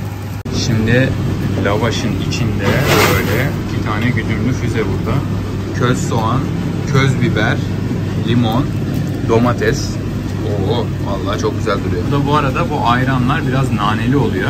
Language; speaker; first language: Turkish; native; Turkish